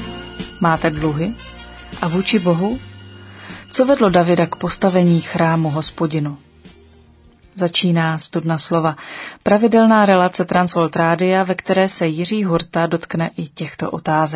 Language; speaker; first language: Czech; native; Czech